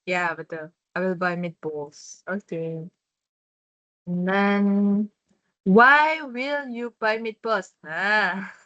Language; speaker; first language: English; non-native, fluent; Indonesian